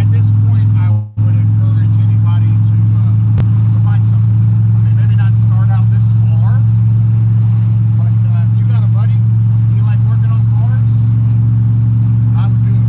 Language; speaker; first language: English; native; English